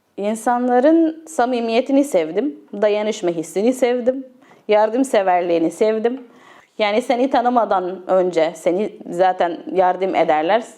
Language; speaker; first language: Turkish; non-native, fluent; Arabic